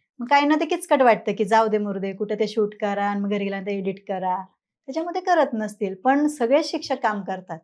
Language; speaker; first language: Marathi; native; Marathi